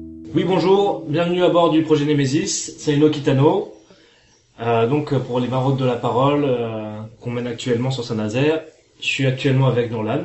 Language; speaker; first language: French; native; French